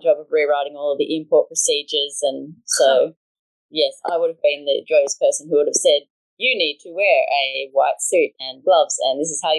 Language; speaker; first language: English; native; English